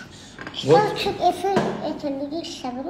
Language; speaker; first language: Russian; non-native, local second language; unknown